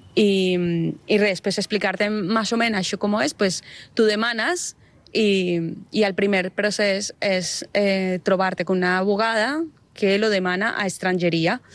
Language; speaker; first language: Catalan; non-native, learner; Spanish